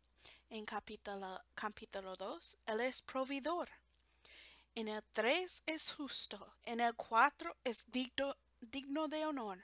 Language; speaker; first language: Spanish; non-native, fluent; English